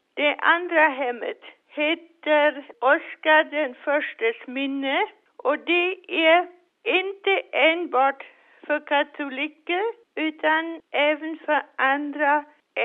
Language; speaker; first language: Swedish; non-native, fluent; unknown